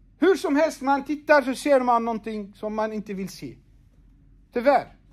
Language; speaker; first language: Swedish; non-native, fluent; Arabic